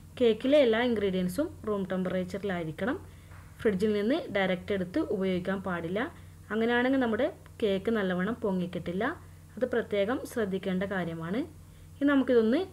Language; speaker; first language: Malayalam; native; Malayalam